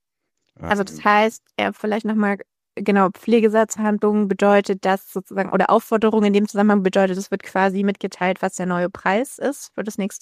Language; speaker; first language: German; native; German